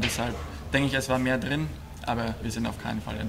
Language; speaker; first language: German; native; German